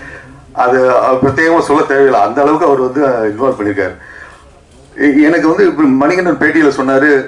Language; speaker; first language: Tamil; native; Tamil